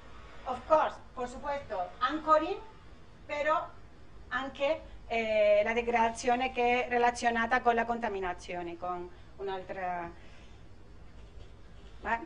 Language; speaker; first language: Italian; non-native, learner; Spanish